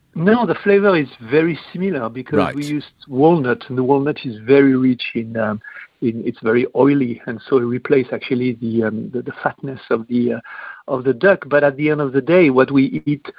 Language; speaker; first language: English; non-native, fluent; French